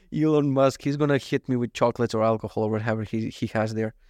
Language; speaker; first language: English; non-native, fluent; Macedonian